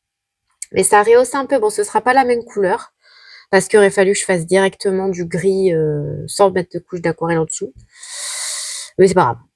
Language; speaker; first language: French; native; French